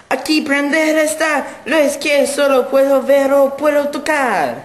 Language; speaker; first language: Spanish; non-native, learner; English